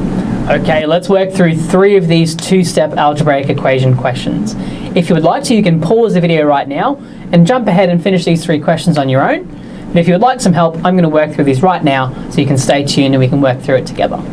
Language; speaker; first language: English; native; English